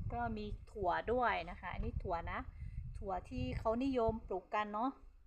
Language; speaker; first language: Thai; non-native, local second language; Hmong